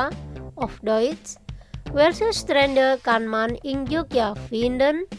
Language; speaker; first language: German; non-native, fluent; Indonesian